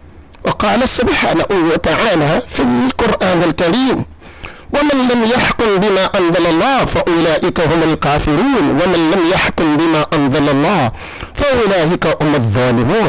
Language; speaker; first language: Arabic; non-native, learner; Yoruba